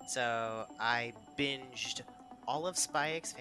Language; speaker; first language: English; native; English